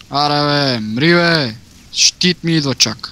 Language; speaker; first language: Bulgarian; native; Bulgarian